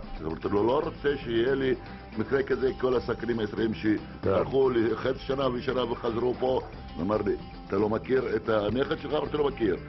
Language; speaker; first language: Hebrew; non-native, local second language; Arabic